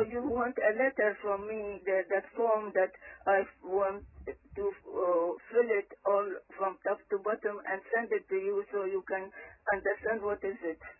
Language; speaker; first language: English; early bilingual, other home language; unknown